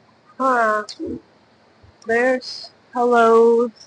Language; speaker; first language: English; native; English